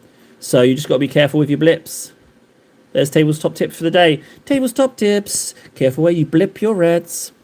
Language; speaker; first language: English; native; English